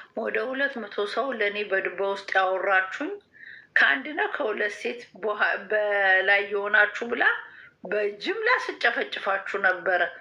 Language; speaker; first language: Amharic; native; Amharic